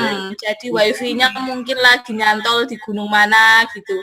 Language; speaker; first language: Indonesian; native; Indonesian